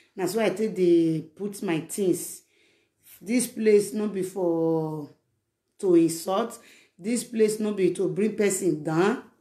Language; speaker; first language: Nigerian Pidgin; non-native, local second language; Bini